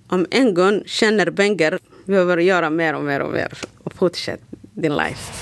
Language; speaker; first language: Swedish; non-native, learner; Somali